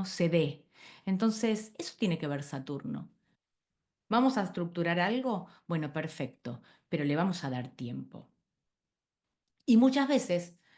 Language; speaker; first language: Spanish; native; Spanish